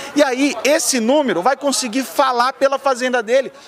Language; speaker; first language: Portuguese; native; Portuguese